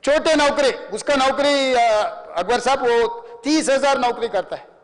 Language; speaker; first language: Hindi; non-native, local second language; Telugu